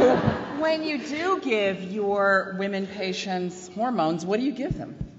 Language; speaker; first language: English; native; English